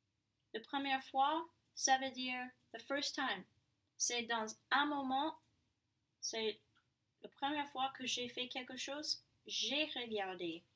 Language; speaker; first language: French; non-native, fluent; English